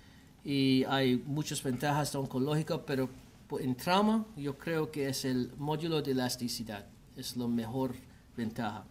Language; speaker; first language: Spanish; non-native, learner; English